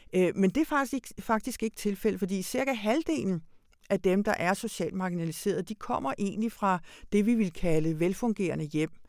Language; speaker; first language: Danish; early bilingual, other home language; Hungarian